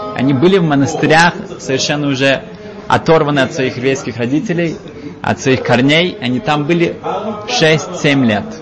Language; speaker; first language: Russian; early bilingual, heritage; Russian